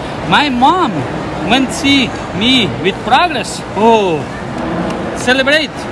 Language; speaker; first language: English; non-native, learner; Portuguese